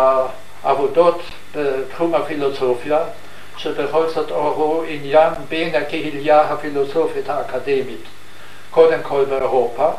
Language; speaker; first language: Hebrew; non-native, fluent; German